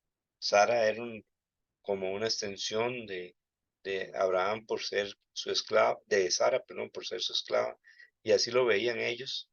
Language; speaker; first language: Spanish; native; Spanish